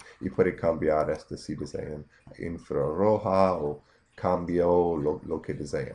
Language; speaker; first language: Spanish; non-native, fluent; English